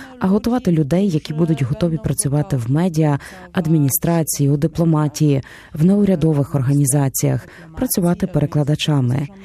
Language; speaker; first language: Ukrainian; non-native, fluent; Polish